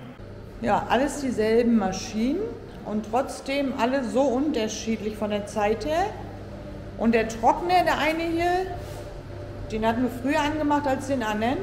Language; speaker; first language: German; native; German